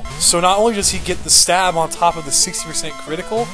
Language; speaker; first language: English; native; English